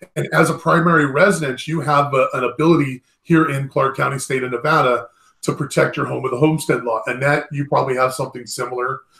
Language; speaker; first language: English; native; English